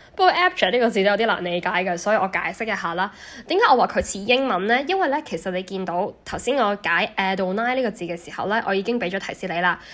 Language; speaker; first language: Cantonese; native; Cantonese